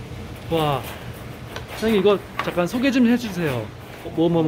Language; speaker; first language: Korean; native; Korean